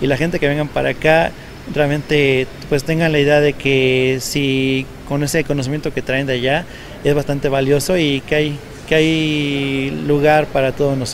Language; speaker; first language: Spanish; native; Spanish